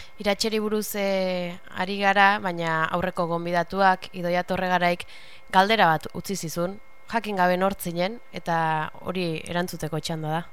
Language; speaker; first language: Basque; native; Basque